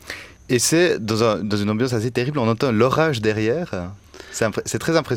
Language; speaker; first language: French; native; French